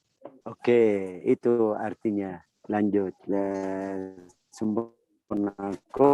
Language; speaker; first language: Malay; non-native, learner; Arabic